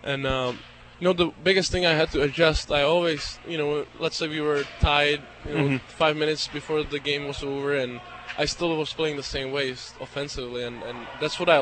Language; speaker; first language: English; non-native, fluent; Czech